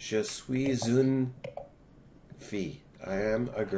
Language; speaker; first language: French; non-native, learner; English